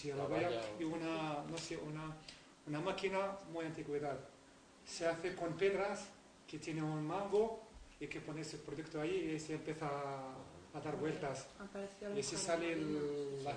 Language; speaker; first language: Spanish; non-native, learner; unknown